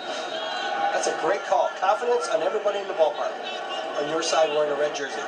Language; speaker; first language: English; native; English